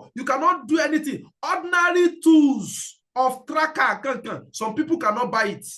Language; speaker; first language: English; non-native, local second language; Yoruba